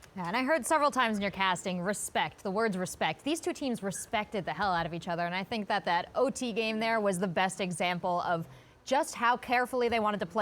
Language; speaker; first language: English; native; English